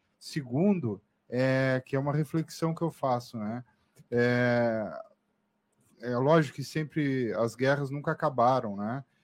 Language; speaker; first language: Portuguese; native; Portuguese